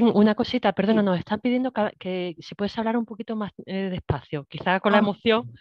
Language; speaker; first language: Spanish; native; Spanish